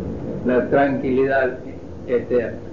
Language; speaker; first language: Spanish; non-native, fluent; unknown